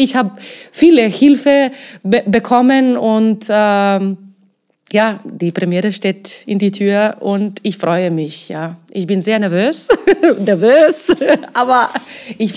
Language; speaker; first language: German; non-native, fluent; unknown